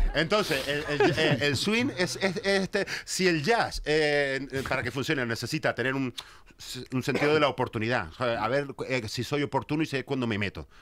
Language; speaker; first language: Spanish; native; Spanish